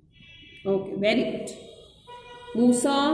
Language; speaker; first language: English; non-native, local second language; Hindi